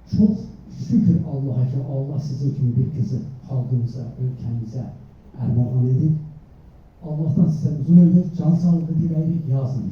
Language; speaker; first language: Azerbaijani; non-native, local second language; Talysh